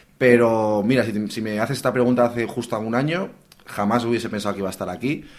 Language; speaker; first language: Spanish; native; Spanish